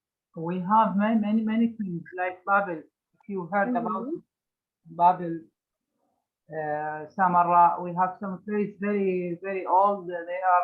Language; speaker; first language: English; non-native, learner; Arabic